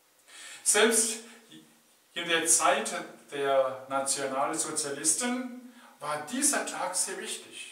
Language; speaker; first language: German; non-native, fluent; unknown